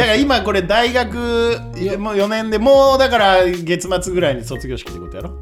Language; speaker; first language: Japanese; native; Japanese